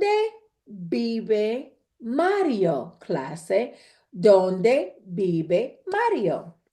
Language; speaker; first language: Spanish; non-native, fluent; English